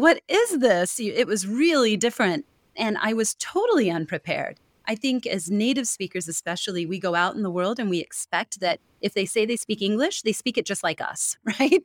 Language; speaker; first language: English; native; English